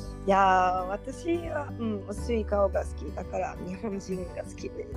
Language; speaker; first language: Japanese; non-native, learner; French